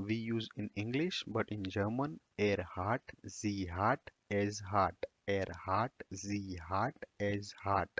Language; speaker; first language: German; non-native, learner; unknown